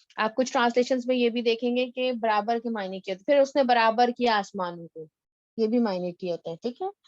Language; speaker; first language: Urdu; native; Urdu